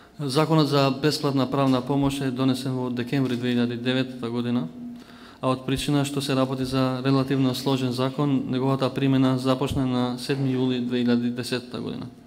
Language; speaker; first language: Macedonian; native; Macedonian